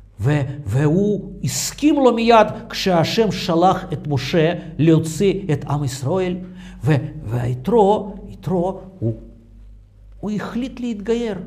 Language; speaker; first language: Hebrew; non-native, fluent; Russian